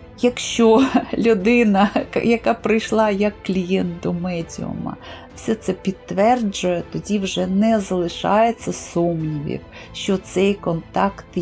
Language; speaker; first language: Ukrainian; native; Ukrainian